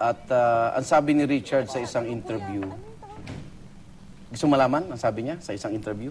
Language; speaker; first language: Filipino; native; Filipino